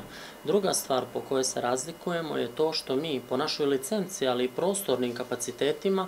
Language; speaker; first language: Serbian; native; Serbian